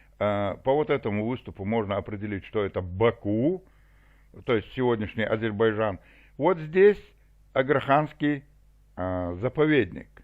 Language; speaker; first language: Russian; non-native, local second language; Chechen